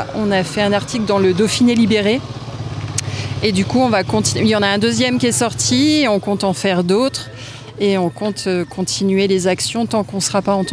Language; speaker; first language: French; native; French